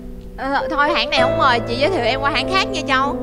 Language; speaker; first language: Vietnamese; native; Vietnamese